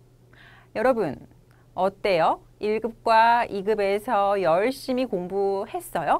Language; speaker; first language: Korean; native; Korean